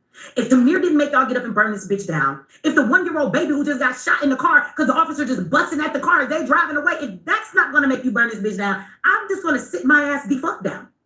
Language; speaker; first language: English; native; English